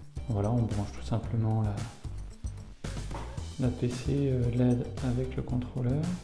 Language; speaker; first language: French; native; French